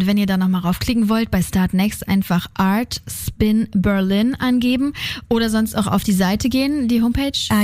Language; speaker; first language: German; native; German